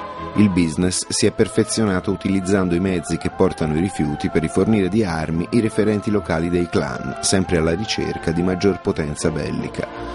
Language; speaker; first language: Italian; native; Italian